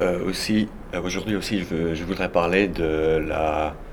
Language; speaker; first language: French; non-native, learner; Italian